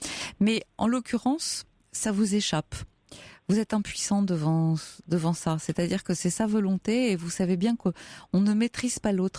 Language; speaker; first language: French; native; French